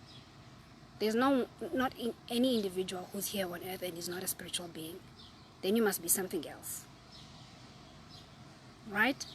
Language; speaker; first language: English; non-native, local second language; Zulu